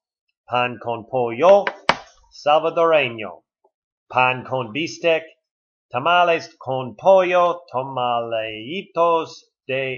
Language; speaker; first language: Spanish; non-native, learner; English